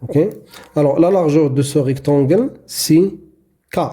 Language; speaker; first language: French; non-native, local second language; Arabic